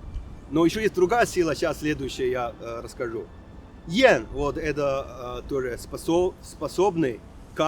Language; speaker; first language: Russian; non-native, fluent; Chinese